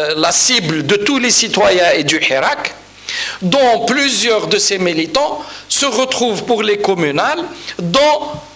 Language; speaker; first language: French; non-native, local second language; Arabic